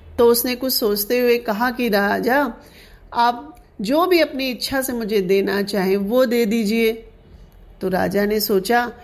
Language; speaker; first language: Hindi; non-native, local second language; Sindhi